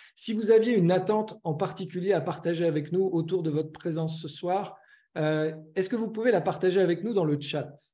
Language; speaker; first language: French; native; French